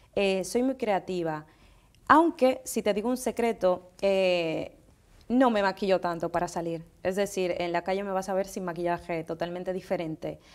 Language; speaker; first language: Spanish; native; Spanish